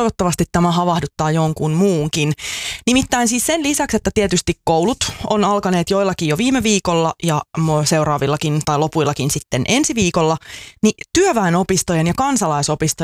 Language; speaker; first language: Finnish; native; Finnish